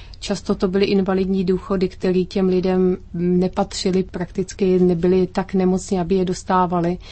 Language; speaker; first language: Czech; native; Czech